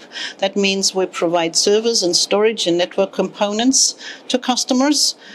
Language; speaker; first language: English; non-native, fluent; German